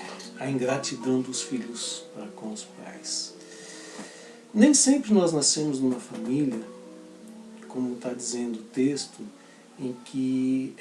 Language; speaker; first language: Portuguese; native; Portuguese